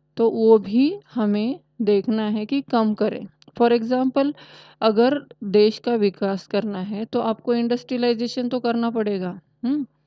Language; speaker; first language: Hindi; non-native, local second language; Marathi